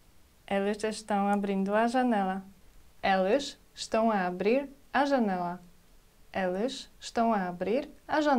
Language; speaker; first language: Portuguese; non-native, fluent; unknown